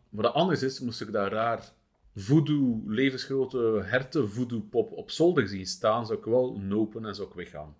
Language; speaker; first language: Dutch; native; Dutch